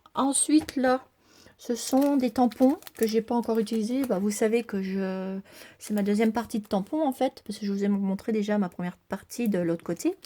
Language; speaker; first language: French; native; French